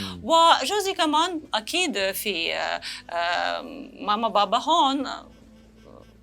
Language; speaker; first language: Arabic; non-native, learner; Russian